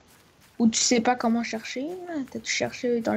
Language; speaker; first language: French; native; French